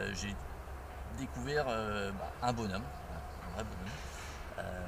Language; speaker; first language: French; native; French